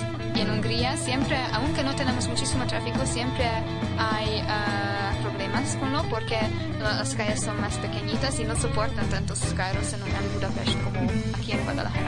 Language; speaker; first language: Spanish; non-native, fluent; Hungarian